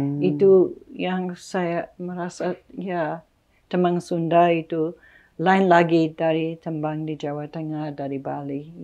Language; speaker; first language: Indonesian; non-native, fluent; English